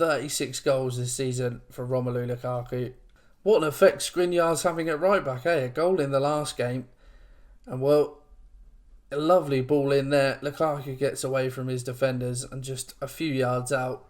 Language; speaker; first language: English; native; English